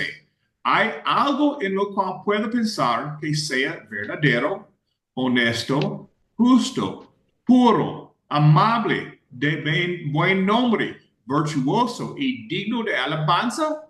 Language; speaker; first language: Spanish; non-native, fluent; English